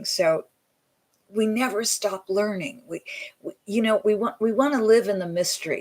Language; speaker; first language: English; native; English